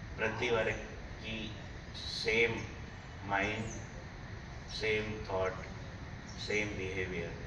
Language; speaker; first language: Telugu; non-native, local second language; Hindi